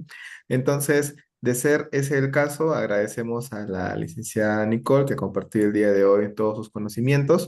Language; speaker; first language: Spanish; native; Spanish